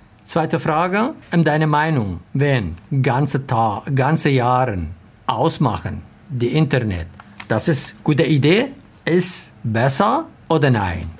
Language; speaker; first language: German; non-native, learner; Arabic